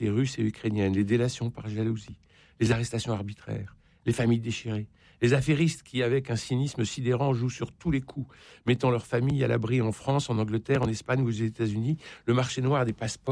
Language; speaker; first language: French; native; French